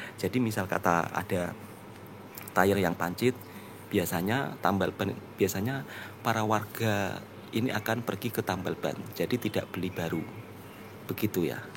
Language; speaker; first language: Indonesian; native; Indonesian